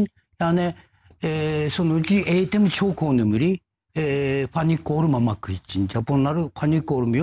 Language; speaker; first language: Turkish; non-native, learner; Japanese